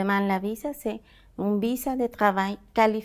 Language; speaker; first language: French; non-native, learner; Spanish